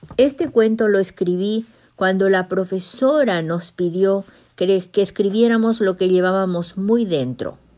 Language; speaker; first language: Spanish; native; Spanish